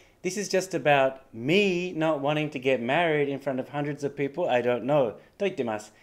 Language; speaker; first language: English; native; English